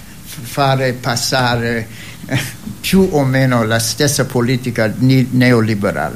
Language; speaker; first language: Italian; non-native, fluent; English